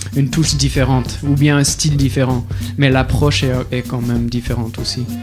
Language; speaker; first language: French; non-native, local second language; English